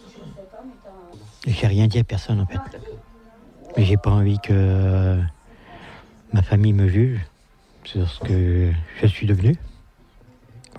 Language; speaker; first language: French; native; French